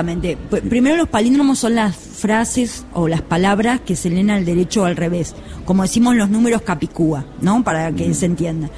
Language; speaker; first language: Spanish; native; Spanish